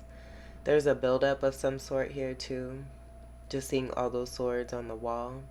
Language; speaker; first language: English; native; English